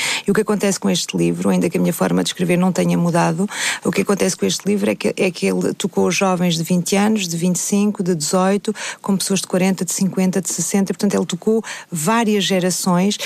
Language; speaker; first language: Portuguese; native; Portuguese